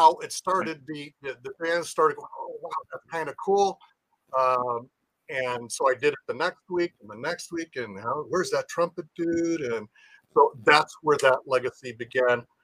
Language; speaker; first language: English; native; English